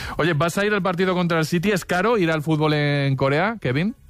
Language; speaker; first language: Spanish; native; Spanish